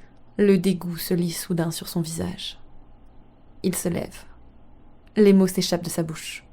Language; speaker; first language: French; native; French